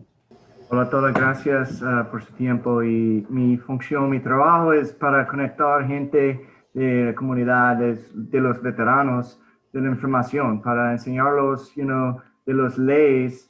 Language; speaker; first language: Spanish; early bilingual, heritage; Spanish